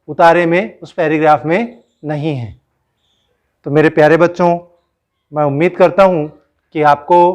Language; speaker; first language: Hindi; non-native, local second language; Marathi